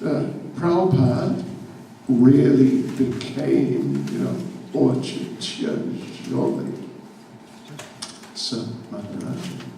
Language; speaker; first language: Russian; non-native, learner; English